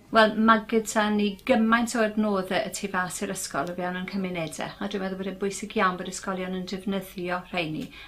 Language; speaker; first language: Welsh; native; Welsh